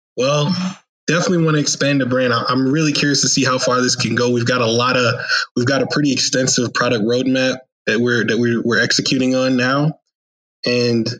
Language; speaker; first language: English; native; English